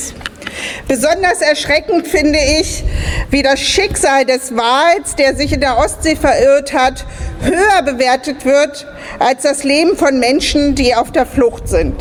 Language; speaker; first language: German; native; German